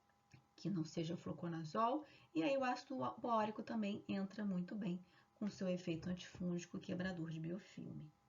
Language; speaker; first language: Portuguese; native; Portuguese